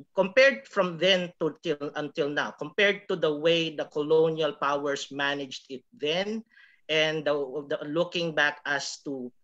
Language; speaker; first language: English; non-native, local second language; Filipino